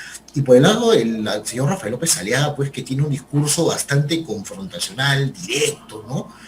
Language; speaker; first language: Spanish; native; Spanish